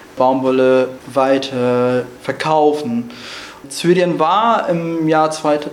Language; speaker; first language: German; non-native, fluent; Arabic